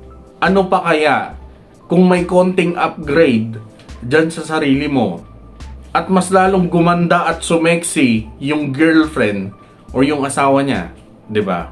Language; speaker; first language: Filipino; native; Filipino